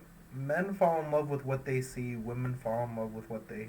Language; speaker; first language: English; native; English